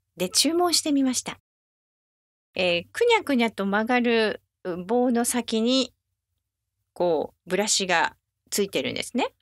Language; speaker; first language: Japanese; native; Japanese